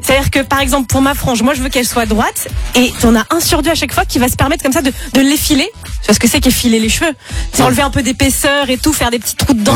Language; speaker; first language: French; native; French